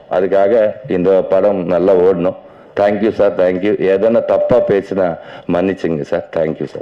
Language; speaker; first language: Tamil; non-native, learner; Telugu